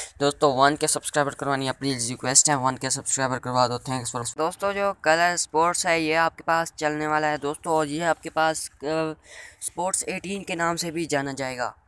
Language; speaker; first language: Hindi; native; Hindi